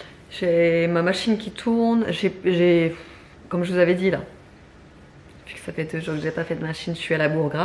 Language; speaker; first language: French; native; French